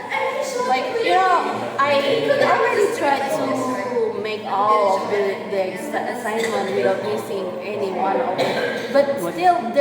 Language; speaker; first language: English; non-native, learner; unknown